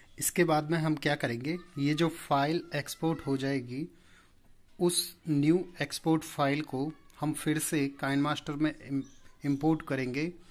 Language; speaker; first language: Hindi; native; Hindi